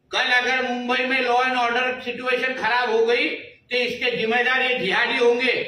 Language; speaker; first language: Hindi; non-native, local second language; Marathi